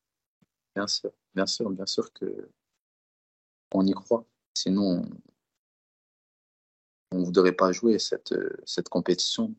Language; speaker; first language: French; early bilingual, other home language; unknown